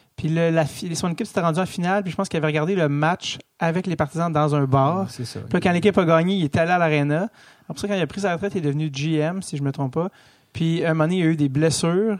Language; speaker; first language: French; native; French